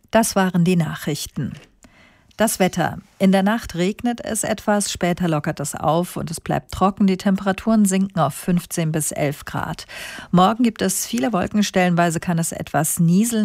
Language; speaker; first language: German; native; German